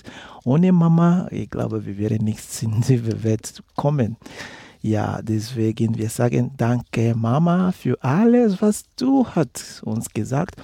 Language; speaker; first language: German; non-native, learner; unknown